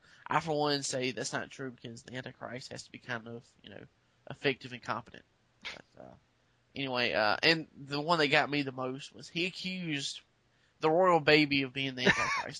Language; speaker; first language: English; native; English